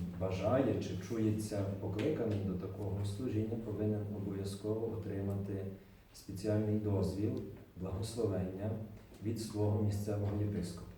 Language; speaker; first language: Ukrainian; native; Ukrainian